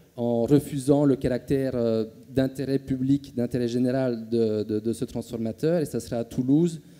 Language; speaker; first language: French; native; French